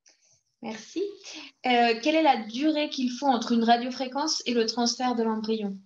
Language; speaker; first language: French; native; French